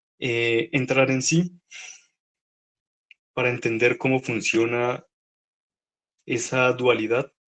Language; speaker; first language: Spanish; native; Spanish